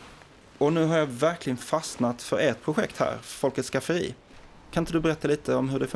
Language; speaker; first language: Swedish; native; Swedish